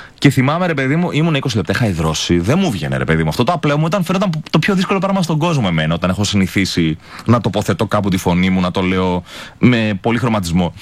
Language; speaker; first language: Greek; native; Greek